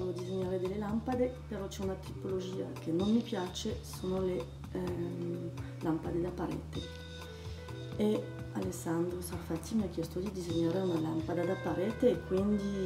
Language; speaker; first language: Italian; non-native, fluent; French